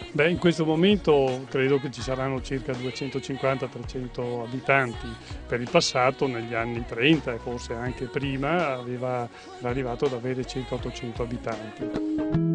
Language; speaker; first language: Italian; native; Italian